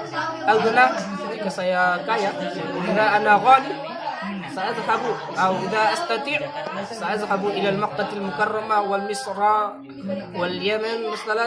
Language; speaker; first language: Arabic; non-native, learner; Indonesian